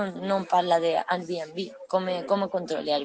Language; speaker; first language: Italian; non-native, learner; Spanish